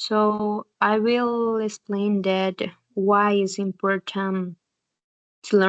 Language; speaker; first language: English; non-native, learner; Spanish